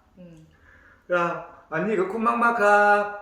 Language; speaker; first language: Thai; non-native, learner; Korean